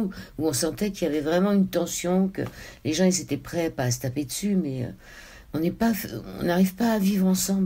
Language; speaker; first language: French; native; French